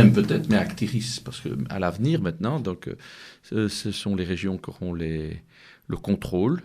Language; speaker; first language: French; native; French